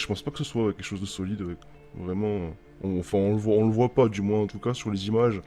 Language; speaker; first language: French; native; French